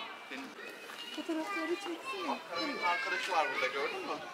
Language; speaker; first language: Turkish; native; Turkish